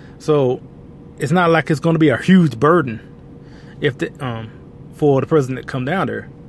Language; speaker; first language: English; native; English